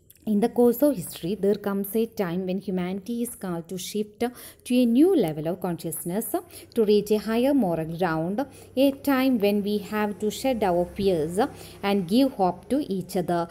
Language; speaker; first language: English; non-native, local second language; Malayalam